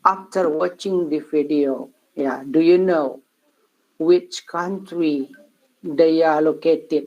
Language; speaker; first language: English; non-native, learner; Indonesian